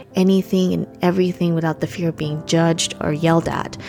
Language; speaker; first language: English; early bilingual, other home language; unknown